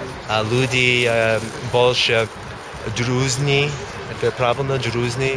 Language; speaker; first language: Russian; non-native, learner; English